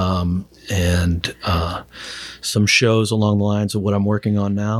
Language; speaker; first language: English; native; English